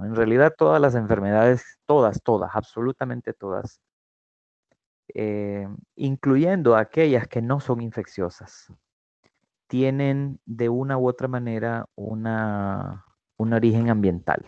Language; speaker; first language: Spanish; native; Spanish